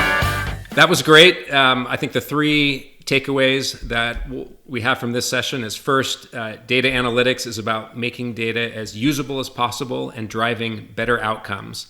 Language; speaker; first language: English; native; English